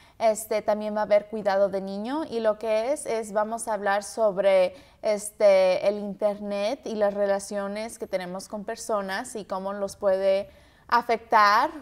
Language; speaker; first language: Spanish; early bilingual, heritage; Spanish